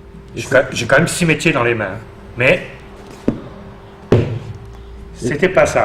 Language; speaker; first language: French; native; French